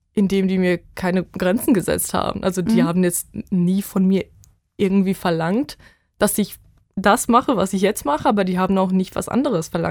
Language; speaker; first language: German; non-native, fluent; Bosnian